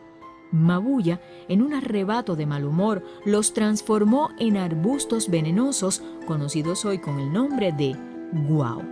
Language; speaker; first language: Spanish; native; Spanish